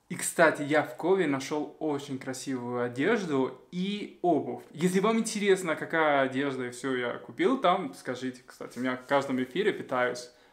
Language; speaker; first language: Russian; non-native, fluent; Spanish